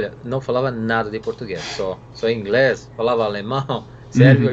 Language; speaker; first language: Portuguese; non-native, fluent; Serbian